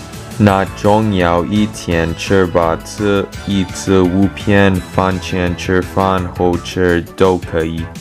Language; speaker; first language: Chinese; non-native, learner; English